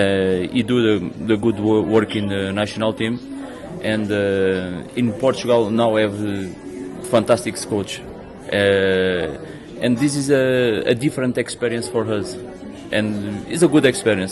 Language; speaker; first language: English; non-native, learner; Portuguese